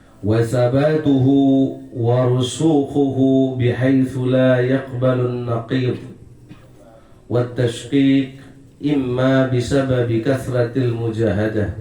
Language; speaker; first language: Arabic; non-native, fluent; Indonesian